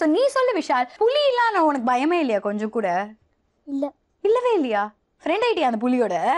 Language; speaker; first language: Tamil; native; Tamil